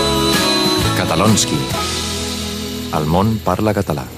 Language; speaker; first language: Catalan; non-native, fluent; Icelandic